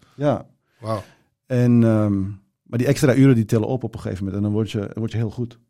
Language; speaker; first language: Dutch; early bilingual, other home language; Turkish